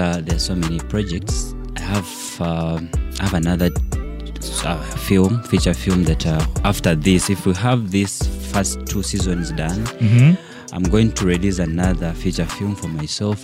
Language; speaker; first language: English; non-native, local second language; Ganda